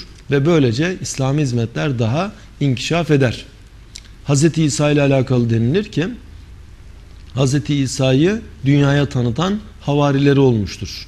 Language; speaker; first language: Turkish; native; Turkish